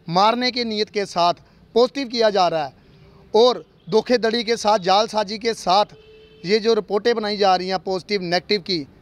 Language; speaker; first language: Hindi; non-native, local second language; Punjabi